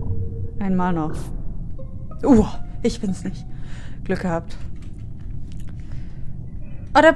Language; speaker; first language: German; native; German